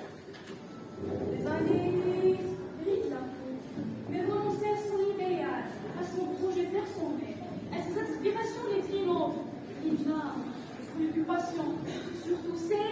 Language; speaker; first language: French; non-native, local second language; Arabic